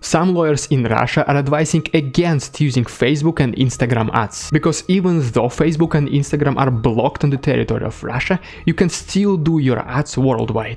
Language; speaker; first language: English; non-native, fluent; Russian